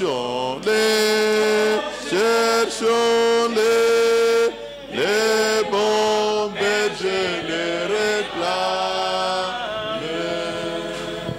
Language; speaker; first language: French; non-native, local second language; Lingala